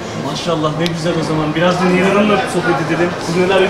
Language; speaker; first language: Turkish; native; Turkish